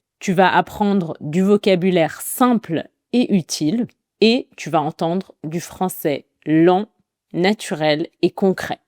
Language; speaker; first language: French; native; French